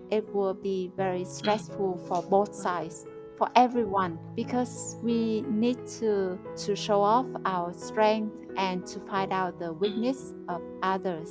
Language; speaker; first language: English; non-native, fluent; Vietnamese